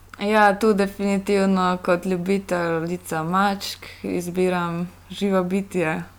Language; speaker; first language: Slovenian; non-native, fluent; Polish